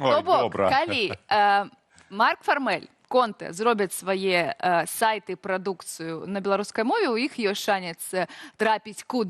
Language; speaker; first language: Belarusian; native; Belarusian